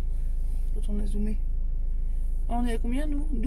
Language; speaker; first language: French; native; French